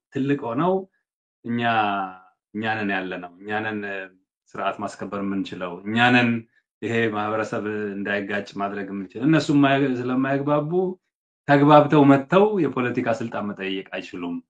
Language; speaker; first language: Amharic; non-native, local second language; Oromo